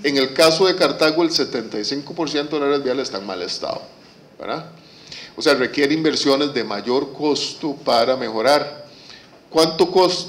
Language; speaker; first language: Spanish; native; Spanish